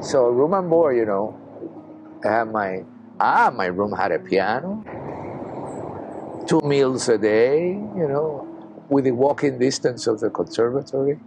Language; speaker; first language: English; non-native, fluent; Spanish